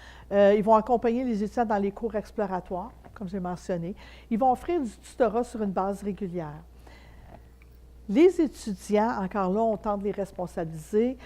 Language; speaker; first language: French; native; French